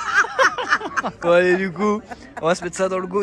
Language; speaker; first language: French; native; French